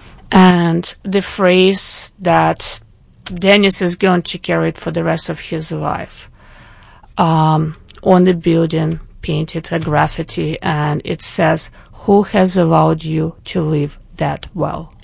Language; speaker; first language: English; non-native, fluent; Ukrainian